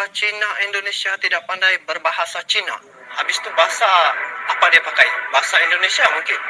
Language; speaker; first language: Malay; native; Malay